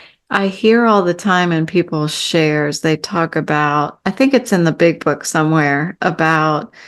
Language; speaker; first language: English; native; English